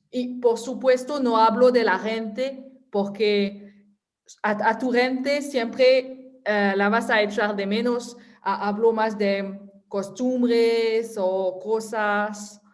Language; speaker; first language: Spanish; non-native, fluent; French